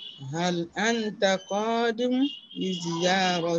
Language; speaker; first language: Arabic; non-native, learner; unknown